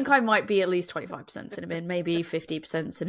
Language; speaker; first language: English; native; English